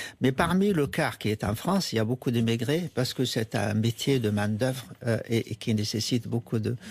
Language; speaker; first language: French; non-native, fluent; Arabic